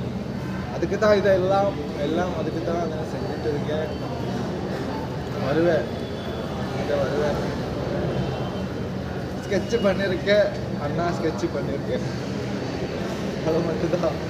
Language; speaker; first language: Tamil; non-native, local second language; Malayalam